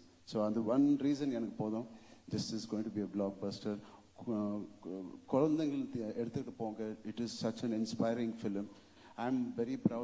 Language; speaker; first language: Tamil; non-native, local second language; Telugu